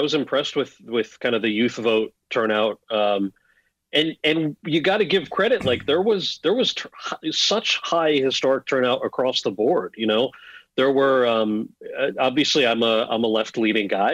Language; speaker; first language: English; native; English